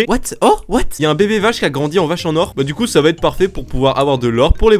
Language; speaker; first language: French; native; French